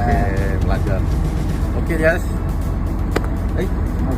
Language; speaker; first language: Indonesian; native; Indonesian